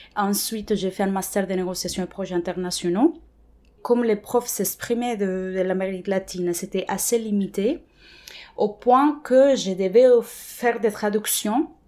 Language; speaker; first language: French; non-native, fluent; Spanish